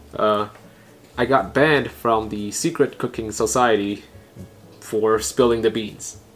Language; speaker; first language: English; non-native, fluent; Vietnamese